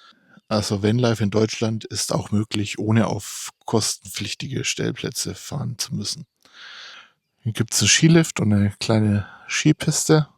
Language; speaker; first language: German; native; German